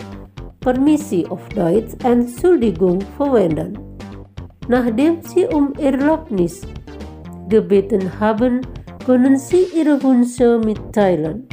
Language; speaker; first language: German; non-native, fluent; Indonesian